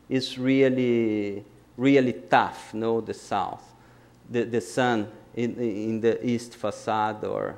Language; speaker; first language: English; non-native, fluent; Portuguese